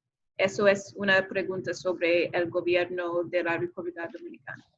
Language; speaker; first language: Spanish; non-native, fluent; English